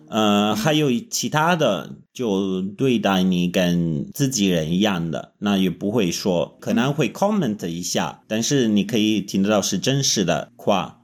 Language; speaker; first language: Chinese; non-native, fluent; Italian